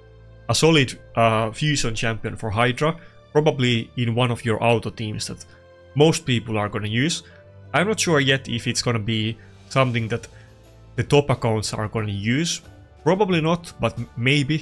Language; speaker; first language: English; non-native, fluent; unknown